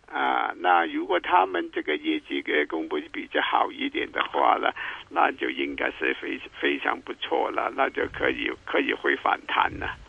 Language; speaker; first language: Chinese; non-native, local second language; Cantonese